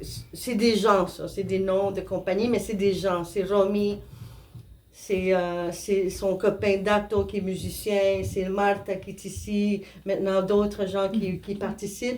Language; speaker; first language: French; non-native, fluent; Spanish